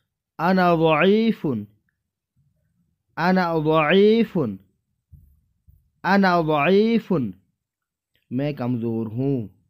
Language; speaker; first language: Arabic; non-native, fluent; Urdu